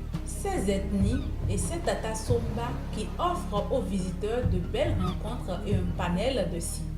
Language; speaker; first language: French; native; French